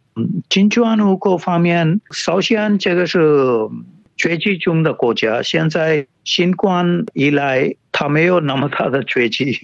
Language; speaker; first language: Chinese; non-native, fluent; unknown